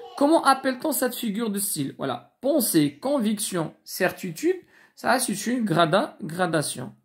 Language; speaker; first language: French; non-native, local second language; Arabic